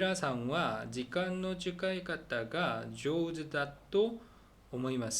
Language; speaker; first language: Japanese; non-native, learner; Korean